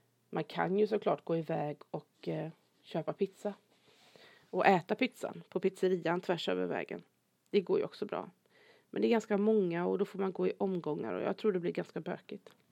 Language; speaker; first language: Swedish; native; Swedish